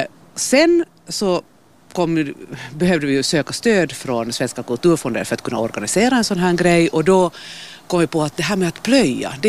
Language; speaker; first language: Swedish; native; Swedish